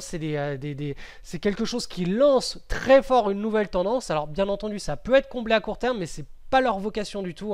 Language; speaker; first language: French; native; French